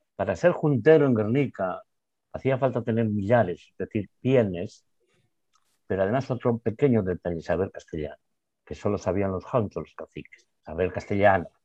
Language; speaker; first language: Spanish; non-native, local second language; Basque